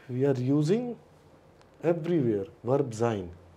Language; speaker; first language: English; non-native, local second language; Hindi